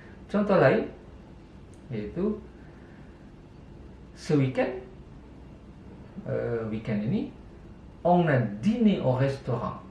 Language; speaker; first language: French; non-native, fluent; Indonesian